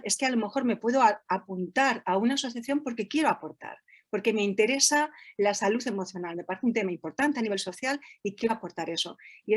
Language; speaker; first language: Spanish; native; Spanish